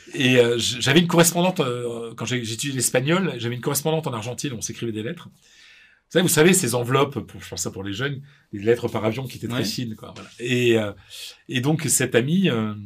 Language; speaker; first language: French; native; French